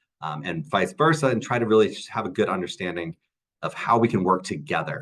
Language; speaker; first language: English; native; English